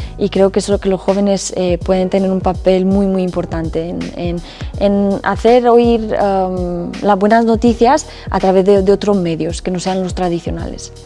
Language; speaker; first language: Spanish; early bilingual, other home language; Romanian